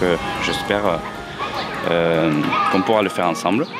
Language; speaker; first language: French; non-native, fluent; Spanish